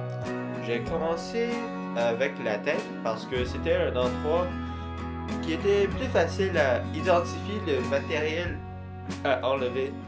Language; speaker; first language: French; non-native, fluent; English